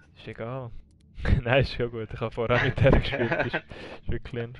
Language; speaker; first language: German; native; German